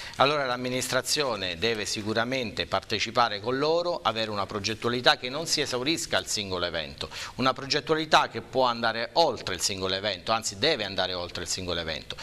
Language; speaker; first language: Italian; native; Italian